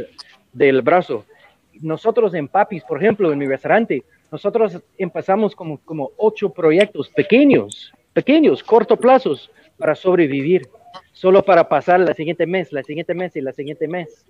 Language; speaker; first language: Spanish; non-native, learner; English